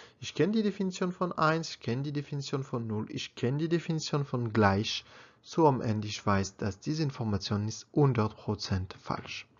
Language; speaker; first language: German; non-native, learner; French